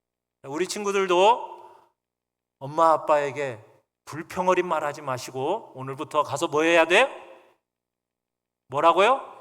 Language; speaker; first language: Korean; native; Korean